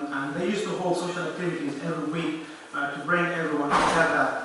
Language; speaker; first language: English; early bilingual, other home language; Persian